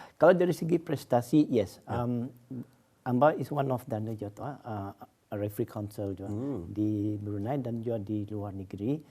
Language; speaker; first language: Malay; native; Malay